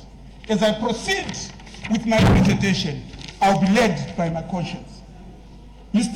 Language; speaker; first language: English; non-native, local second language; Shona